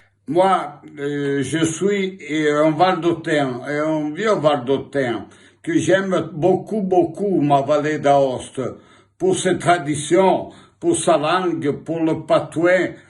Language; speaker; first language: French; non-native, local second language; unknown